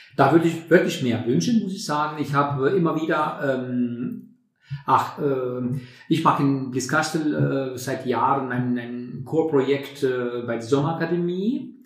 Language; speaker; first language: German; non-native, fluent; Albanian